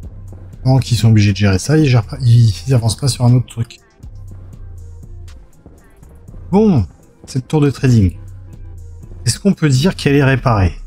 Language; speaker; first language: French; native; French